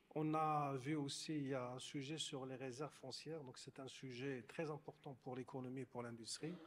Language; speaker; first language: French; non-native, local second language; Arabic